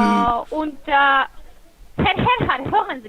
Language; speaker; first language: German; non-native, fluent; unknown